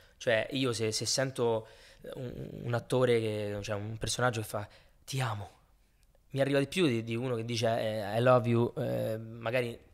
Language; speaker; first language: Italian; native; Italian